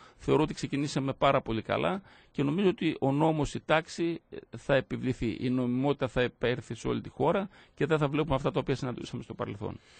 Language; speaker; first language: Greek; native; Greek